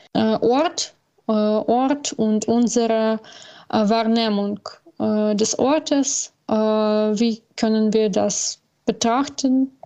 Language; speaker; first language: German; non-native, learner; Ukrainian